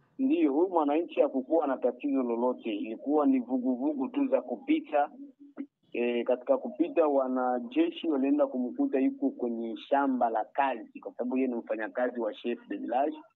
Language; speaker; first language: Swahili; native; Swahili